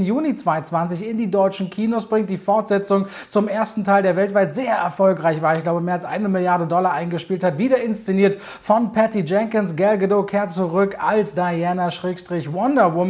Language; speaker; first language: German; native; German